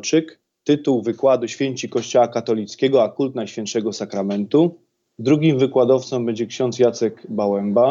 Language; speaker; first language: Polish; native; Polish